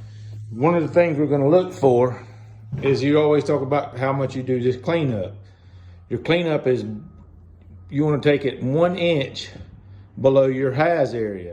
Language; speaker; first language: English; native; English